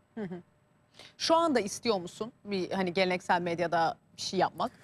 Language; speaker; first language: Turkish; native; Turkish